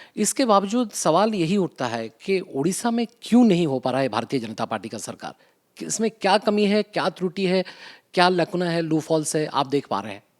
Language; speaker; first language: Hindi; non-native, local second language; Odia